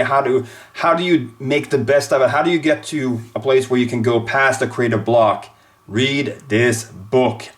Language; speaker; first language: English; non-native, fluent; Swedish